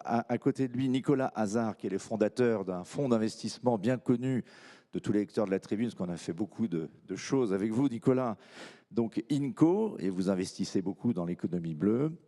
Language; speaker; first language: French; native; French